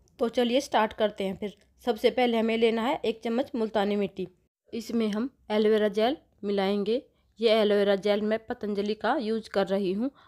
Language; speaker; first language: Hindi; native; Hindi